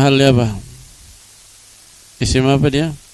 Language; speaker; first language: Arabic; non-native, fluent; Indonesian